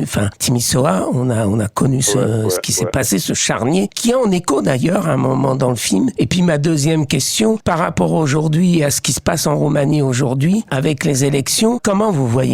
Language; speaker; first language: French; native; French